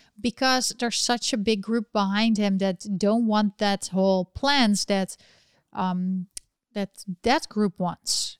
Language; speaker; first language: English; non-native, fluent; Dutch